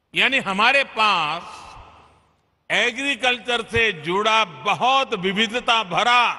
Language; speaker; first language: Hindi; non-native, local second language; Gujarati